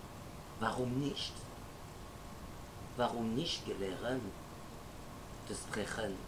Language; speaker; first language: German; non-native, learner; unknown